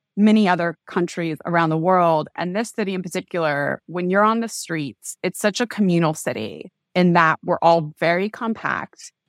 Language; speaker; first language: English; native; English